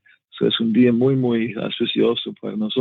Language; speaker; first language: Spanish; non-native, learner; English